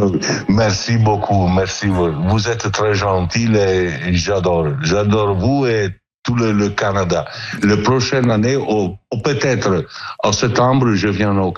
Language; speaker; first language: French; non-native, learner; Italian